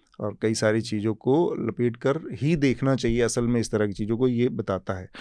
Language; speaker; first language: Hindi; native; Hindi